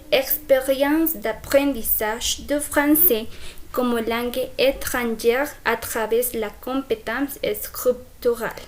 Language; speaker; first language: French; non-native, fluent; Spanish